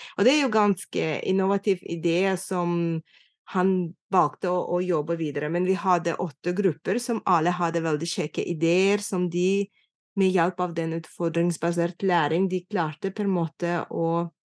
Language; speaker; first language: Norwegian; non-native, fluent; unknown